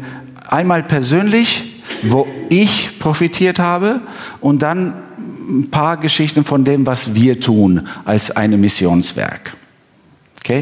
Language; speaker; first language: German; non-native, fluent; Albanian